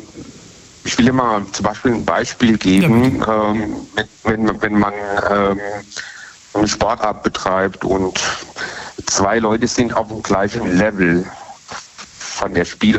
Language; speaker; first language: German; native; German